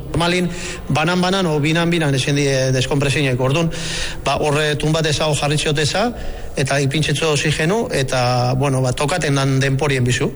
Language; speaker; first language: Basque; native; Basque